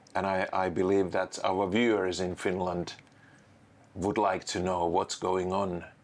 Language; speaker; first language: English; non-native, fluent; Finnish